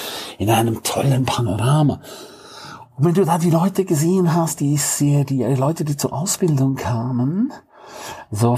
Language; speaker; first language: German; native; German